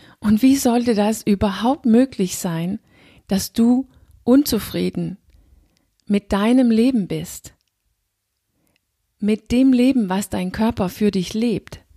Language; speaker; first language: German; non-native, fluent; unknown